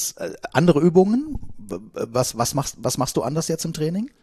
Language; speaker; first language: German; native; German